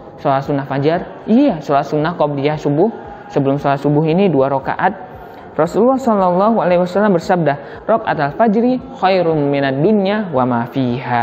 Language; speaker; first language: Indonesian; native; Indonesian